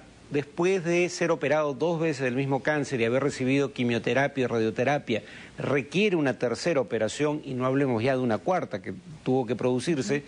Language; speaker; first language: Spanish; native; Spanish